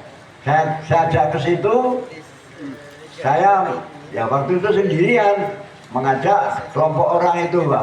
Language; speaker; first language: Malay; non-native, local second language; Javanese